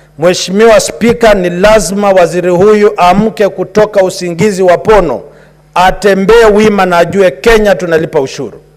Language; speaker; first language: Swahili; non-native, local second language; Luyia